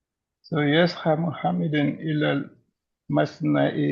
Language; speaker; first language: Arabic; non-native, learner; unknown